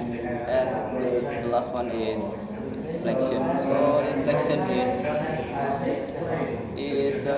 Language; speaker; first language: English; non-native, learner; Indonesian